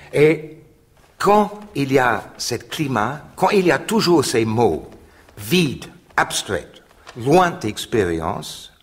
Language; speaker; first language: French; non-native, fluent; English